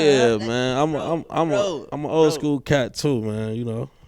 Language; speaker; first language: English; native; English